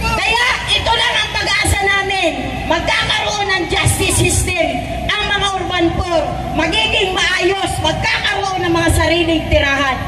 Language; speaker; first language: Filipino; non-native, local second language; Waray